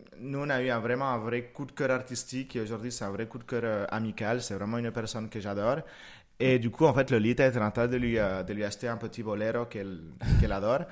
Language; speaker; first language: French; non-native, fluent; Spanish